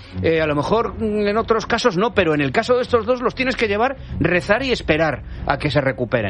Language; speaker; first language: Spanish; native; Spanish